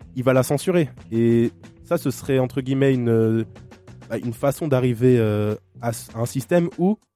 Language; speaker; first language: French; native; French